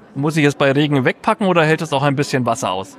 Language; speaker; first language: German; native; German